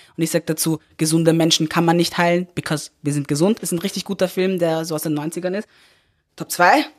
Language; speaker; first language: German; early bilingual, other home language; Persian